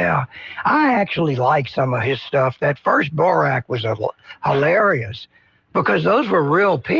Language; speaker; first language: English; native; English